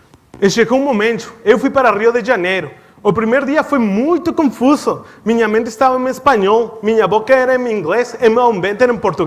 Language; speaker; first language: Portuguese; non-native, learner; Spanish